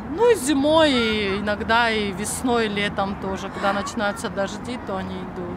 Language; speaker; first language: Russian; native; Russian